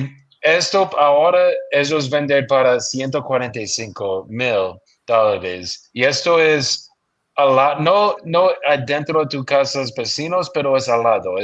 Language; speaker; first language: Spanish; non-native, learner; English